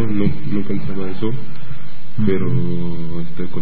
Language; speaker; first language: Spanish; non-native, learner; French